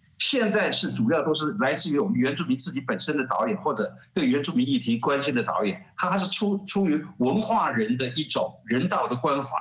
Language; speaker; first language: Chinese; native; Chinese